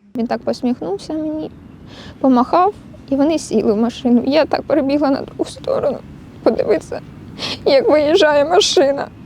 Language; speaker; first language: Ukrainian; native; Ukrainian